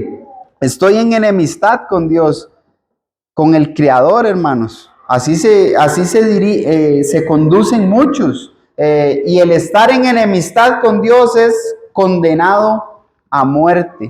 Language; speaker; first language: Spanish; native; Spanish